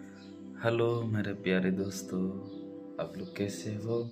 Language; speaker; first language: Hindi; non-native, local second language; Odia